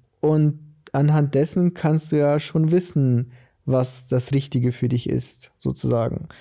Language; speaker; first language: German; early bilingual, other home language; Portuguese